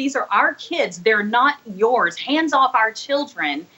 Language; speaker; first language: English; native; English